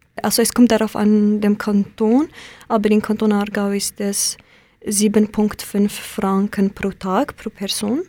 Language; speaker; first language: German; non-native, learner; Kurdish